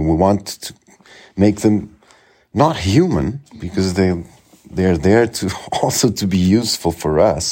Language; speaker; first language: English; non-native, fluent; Portuguese